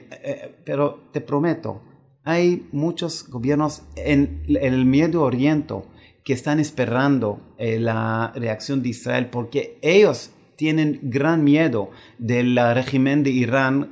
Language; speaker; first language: Spanish; non-native, fluent; Hebrew